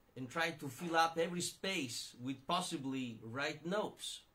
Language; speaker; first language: English; non-native, fluent; Italian